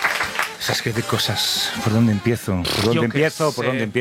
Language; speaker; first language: Spanish; native; Spanish